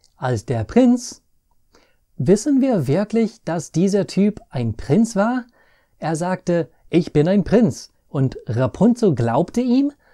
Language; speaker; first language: German; non-native, fluent; English